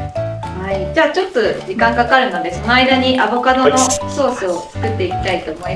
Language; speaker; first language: Japanese; native; Japanese